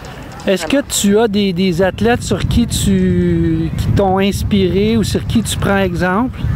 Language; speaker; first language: French; native; French